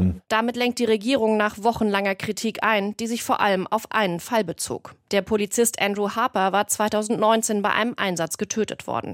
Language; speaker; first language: German; native; German